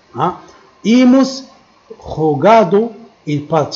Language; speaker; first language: Spanish; non-native, fluent; Arabic